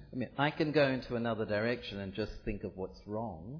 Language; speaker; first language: English; early bilingual, other home language; Italian